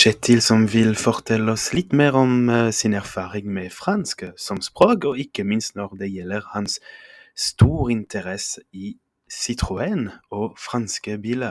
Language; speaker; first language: Norwegian; non-native, fluent; French